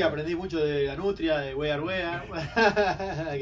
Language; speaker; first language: Spanish; native; Spanish